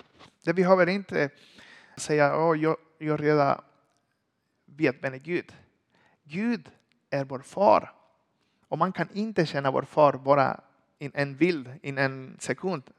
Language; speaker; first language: Swedish; non-native, learner; Spanish